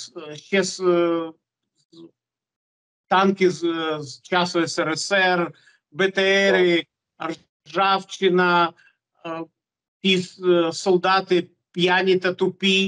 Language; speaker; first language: Ukrainian; non-native, local second language; Russian